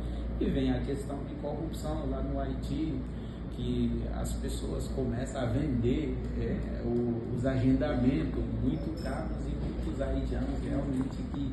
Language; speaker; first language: Portuguese; non-native, fluent; Haitian Creole